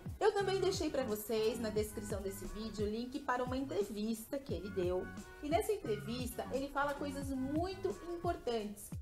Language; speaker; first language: Portuguese; native; Portuguese